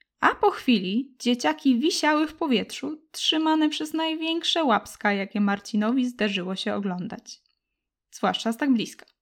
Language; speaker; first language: Polish; native; Polish